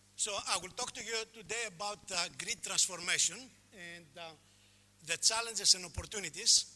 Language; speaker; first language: English; non-native, fluent; Greek